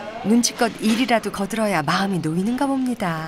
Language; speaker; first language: Korean; native; Korean